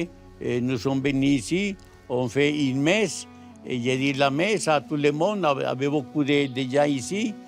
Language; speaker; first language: French; non-native, learner; Spanish